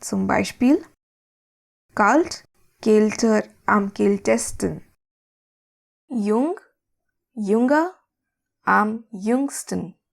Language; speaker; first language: German; non-native, fluent; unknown